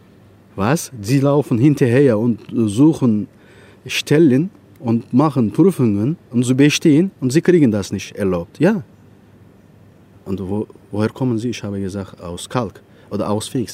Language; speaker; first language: German; non-native, learner; Turkish